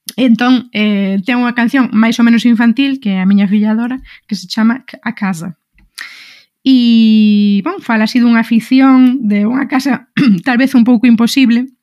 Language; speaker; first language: Galician; non-native, local second language; Spanish